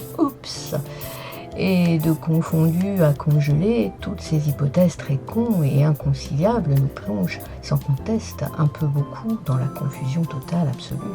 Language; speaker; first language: French; native; French